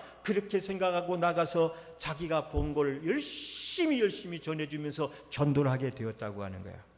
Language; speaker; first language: Korean; native; Korean